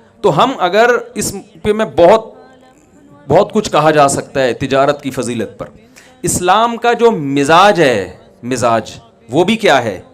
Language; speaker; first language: Urdu; native; Urdu